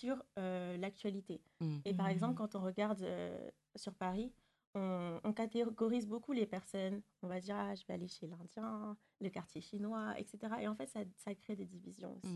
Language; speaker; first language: French; native; French